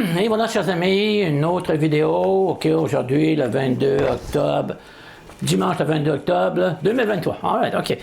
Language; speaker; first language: French; native; French